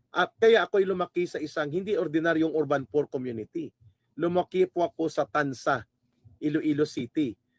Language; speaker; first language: Filipino; non-native, local second language; Hiligaynon